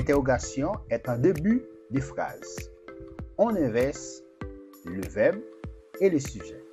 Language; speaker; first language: French; non-native, fluent; Portuguese